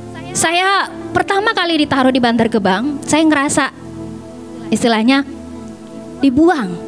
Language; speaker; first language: Indonesian; native; Indonesian